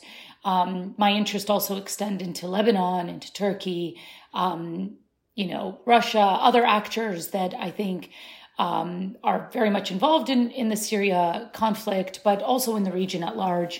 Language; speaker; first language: English; early bilingual, other home language; Arabic